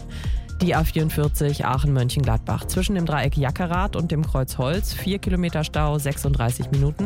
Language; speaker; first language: German; native; German